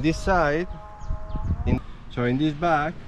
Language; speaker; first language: English; non-native, learner; Spanish